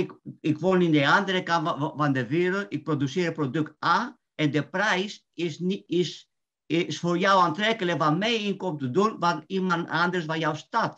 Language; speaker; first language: Dutch; non-native, fluent; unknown